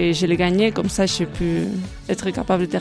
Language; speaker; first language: French; non-native, fluent; Spanish